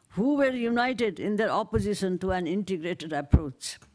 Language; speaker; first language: English; non-native, local second language; Nepali